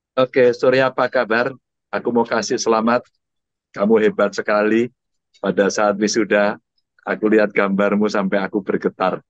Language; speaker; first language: Indonesian; native; Indonesian